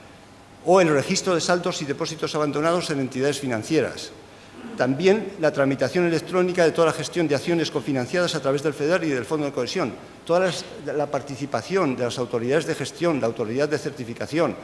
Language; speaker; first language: Spanish; native; Spanish